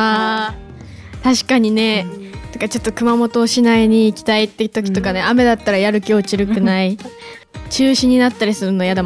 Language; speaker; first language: Japanese; native; Japanese